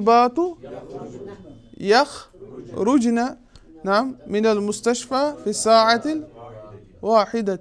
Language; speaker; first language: Arabic; non-native, fluent; Urdu